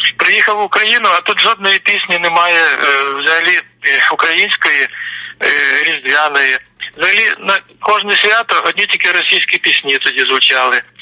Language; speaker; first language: Ukrainian; native; Ukrainian